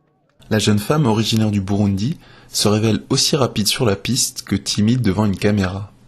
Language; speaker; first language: French; native; French